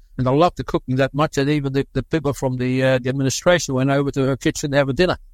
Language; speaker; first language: English; early bilingual, other home language; Dutch